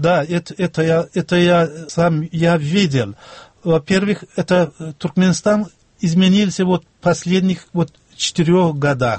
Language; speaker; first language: Russian; non-native, local second language; Turkmen